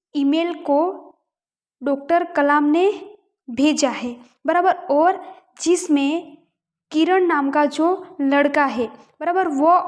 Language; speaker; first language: Hindi; non-native, local second language; Gujarati